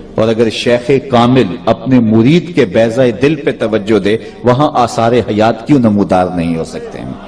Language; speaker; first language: Urdu; non-native, local second language; Punjabi